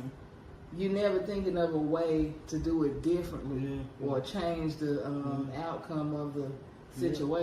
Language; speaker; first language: English; native; English